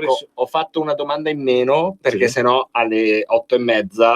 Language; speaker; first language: Italian; native; Italian